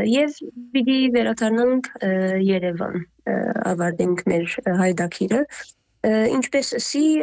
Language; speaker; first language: Armenian; early bilingual, heritage; Armenian